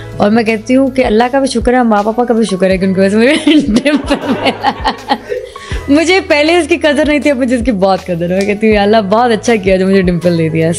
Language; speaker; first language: Urdu; native; Urdu